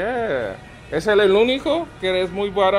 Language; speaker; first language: Spanish; non-native, learner; English